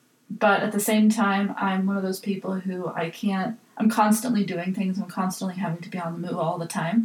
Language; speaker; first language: English; native; English